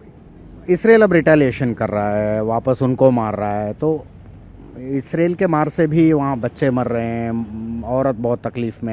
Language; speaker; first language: Hindi; non-native, local second language; Kannada